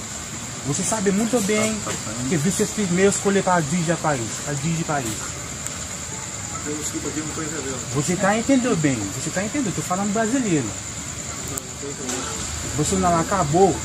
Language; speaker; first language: Portuguese; non-native, learner; Haitian Creole